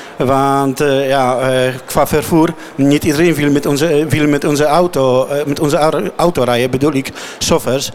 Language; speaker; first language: Dutch; non-native, learner; Polish